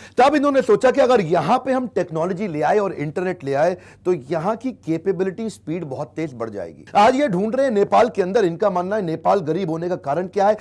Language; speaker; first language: Hindi; native; Hindi